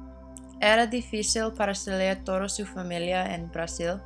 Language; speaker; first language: Spanish; non-native, learner; English